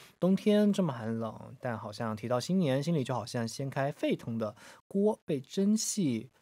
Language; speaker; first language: Chinese; native; Chinese